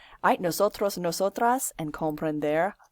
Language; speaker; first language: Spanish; non-native, fluent; English